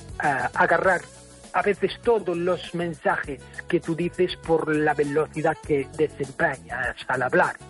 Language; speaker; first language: Spanish; non-native, fluent; English